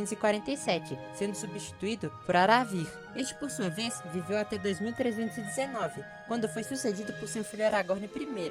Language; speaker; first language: Portuguese; native; Portuguese